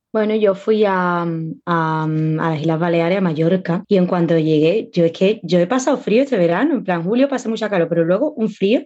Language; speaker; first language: Spanish; native; Spanish